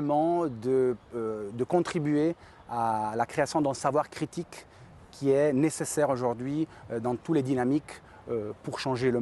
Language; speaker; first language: French; native; French